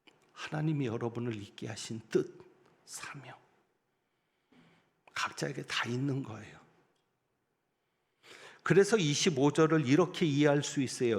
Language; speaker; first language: Korean; native; Korean